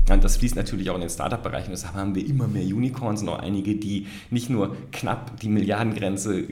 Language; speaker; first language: German; native; German